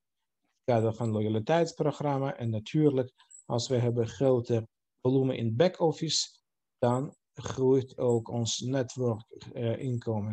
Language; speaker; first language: Dutch; non-native, fluent; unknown